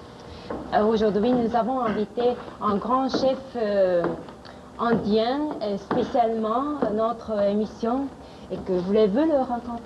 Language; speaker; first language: French; non-native, fluent; Japanese